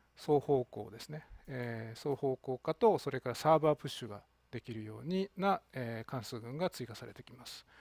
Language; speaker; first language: Japanese; native; Japanese